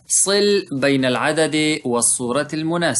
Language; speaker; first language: Arabic; non-native, fluent; Pashto